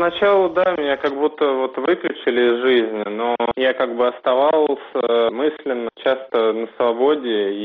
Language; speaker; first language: Russian; native; Russian